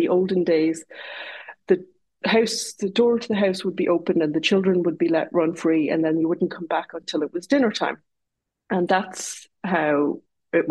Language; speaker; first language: English; native; English